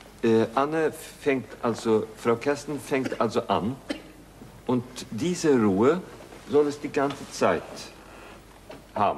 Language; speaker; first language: German; non-native, fluent; Swedish